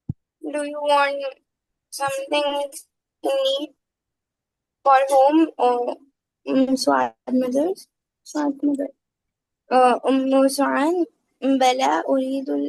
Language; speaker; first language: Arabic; non-native, learner; Urdu